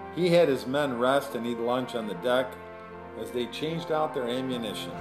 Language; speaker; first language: English; native; English